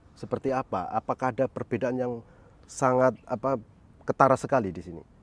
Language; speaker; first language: Indonesian; non-native, local second language; Javanese